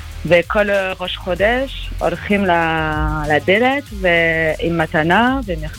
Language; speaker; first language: Hebrew; non-native, fluent; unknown